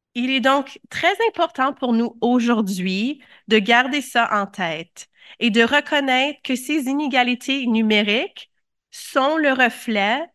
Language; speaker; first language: French; native; French